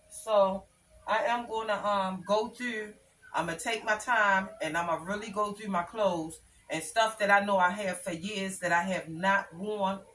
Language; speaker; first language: English; native; English